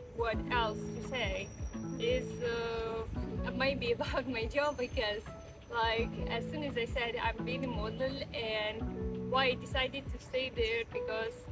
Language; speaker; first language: English; non-native, fluent; Russian